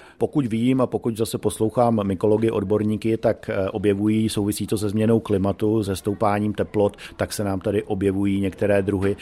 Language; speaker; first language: Czech; native; Czech